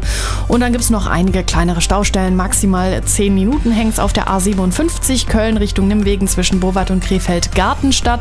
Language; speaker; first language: German; native; German